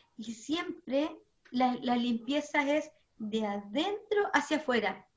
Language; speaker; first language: Spanish; native; Spanish